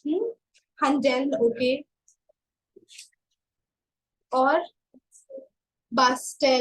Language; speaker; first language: German; non-native, fluent; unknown